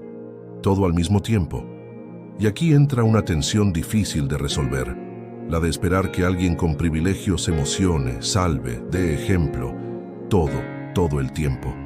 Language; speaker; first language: Spanish; native; Spanish